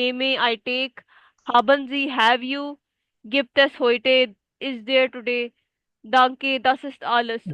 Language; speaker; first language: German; non-native, fluent; Urdu